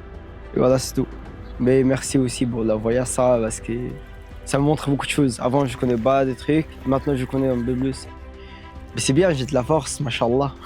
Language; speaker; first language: French; non-native, learner; Arabic